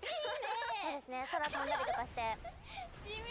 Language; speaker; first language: Japanese; native; Japanese